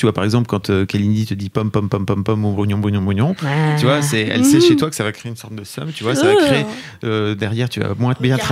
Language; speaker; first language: French; native; French